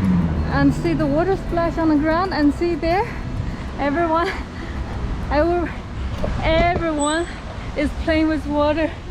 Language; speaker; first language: English; non-native, fluent; Chinese